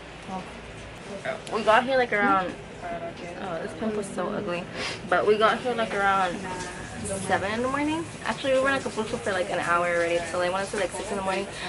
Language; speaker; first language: English; early bilingual, other home language; Spanish